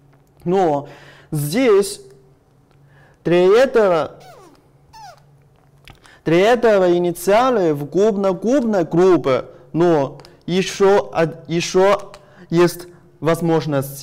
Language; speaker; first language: Russian; non-native, learner; Chinese